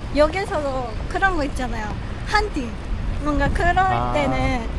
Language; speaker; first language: Korean; non-native, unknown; Japanese